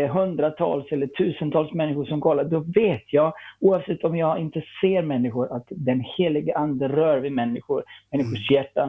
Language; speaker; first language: Swedish; non-native, fluent; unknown